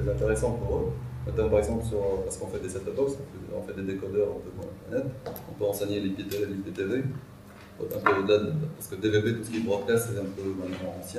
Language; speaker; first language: French; non-native, local second language; Arabic